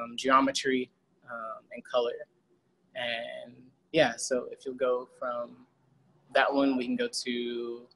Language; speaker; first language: English; native; English